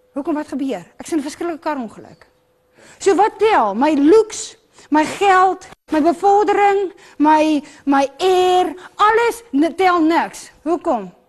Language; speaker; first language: Afrikaans; non-native, local second language; English